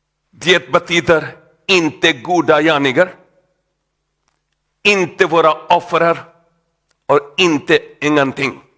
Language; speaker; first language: Swedish; non-native, learner; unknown